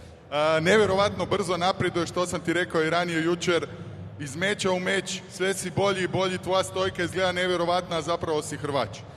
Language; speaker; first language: Croatian; native; Croatian